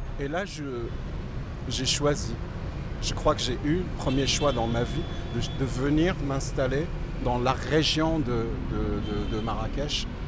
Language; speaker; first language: French; non-native, local second language; Berber languages